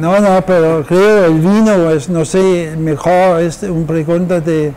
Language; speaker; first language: Spanish; non-native, fluent; Danish